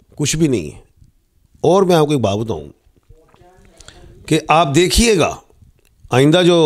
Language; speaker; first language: Urdu; non-native, local second language; Punjabi